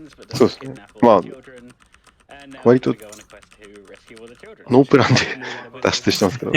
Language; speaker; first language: Japanese; native; Japanese